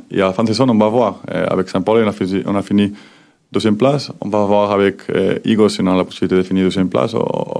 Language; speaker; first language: French; non-native, learner; Spanish